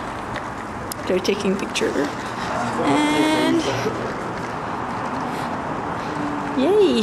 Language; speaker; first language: English; non-native, fluent; French